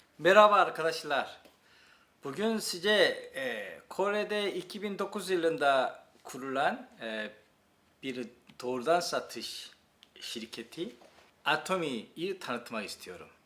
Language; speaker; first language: Turkish; non-native, learner; Korean